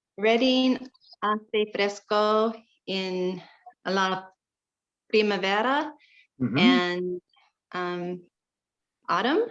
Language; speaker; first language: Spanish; non-native, learner; English